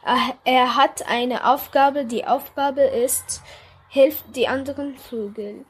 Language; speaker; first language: German; non-native, learner; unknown